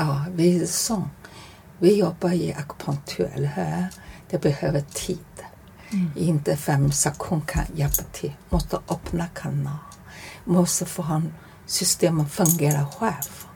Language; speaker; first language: Swedish; non-native, learner; Chinese